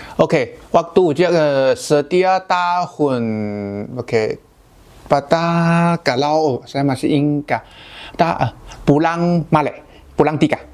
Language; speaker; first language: Indonesian; non-native, learner; Chinese